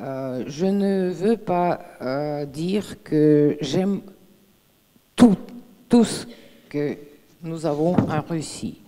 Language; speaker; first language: French; non-native, fluent; Russian